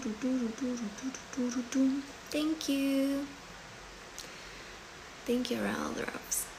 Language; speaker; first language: English; non-native, learner; Ukrainian